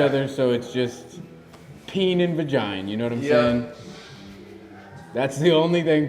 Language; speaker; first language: English; native; English